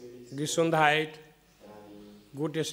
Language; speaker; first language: German; non-native, fluent; Hindi